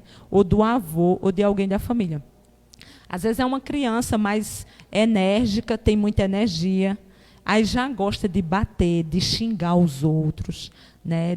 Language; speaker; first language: Portuguese; native; Portuguese